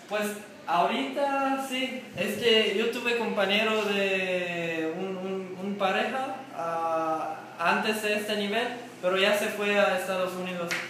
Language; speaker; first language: Spanish; non-native, learner; English